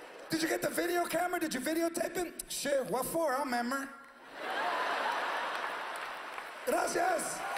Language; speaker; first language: English; early bilingual, other home language; Spanish